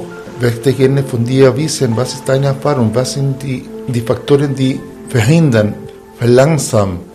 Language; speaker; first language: German; non-native, fluent; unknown